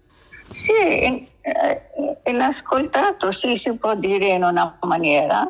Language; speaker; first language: Italian; non-native, learner; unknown